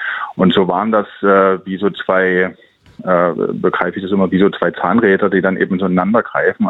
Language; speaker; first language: German; native; German